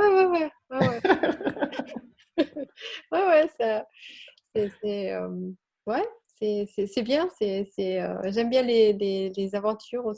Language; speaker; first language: French; non-native, learner; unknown